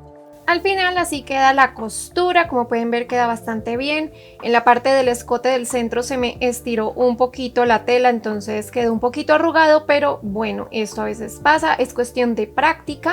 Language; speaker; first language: Spanish; native; Spanish